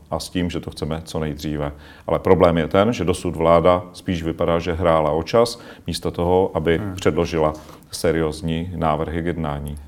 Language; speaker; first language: Czech; native; Czech